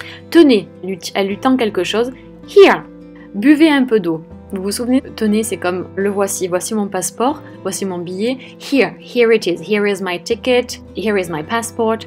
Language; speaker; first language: French; native; French